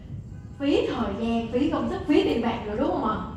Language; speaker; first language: Vietnamese; native; Vietnamese